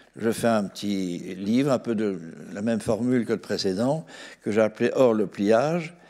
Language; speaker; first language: French; native; French